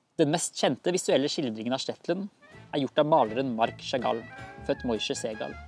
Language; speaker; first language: Norwegian; native; Norwegian